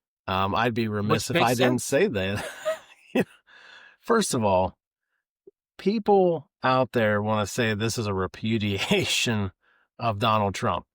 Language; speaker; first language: English; native; English